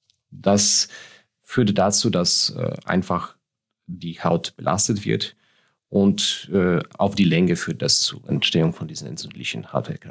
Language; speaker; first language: German; non-native, fluent; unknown